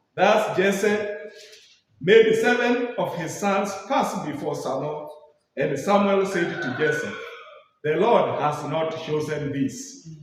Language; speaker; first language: English; non-native, local second language; Swahili